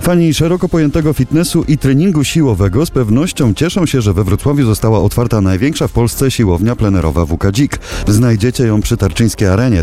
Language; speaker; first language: Polish; native; Polish